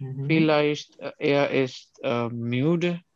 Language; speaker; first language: German; non-native, learner; Urdu